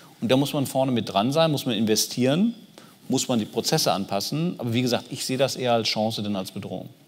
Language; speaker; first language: German; native; German